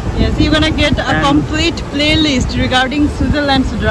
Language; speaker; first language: English; non-native, local second language; Bangla